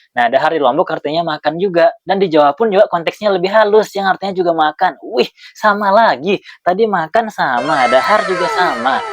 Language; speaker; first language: Indonesian; non-native, local second language; Sasak